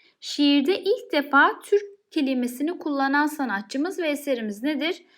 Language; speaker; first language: Turkish; native; Turkish